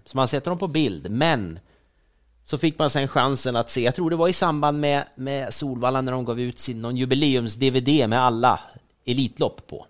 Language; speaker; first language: Swedish; native; Swedish